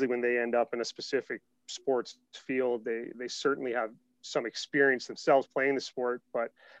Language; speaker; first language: English; native; English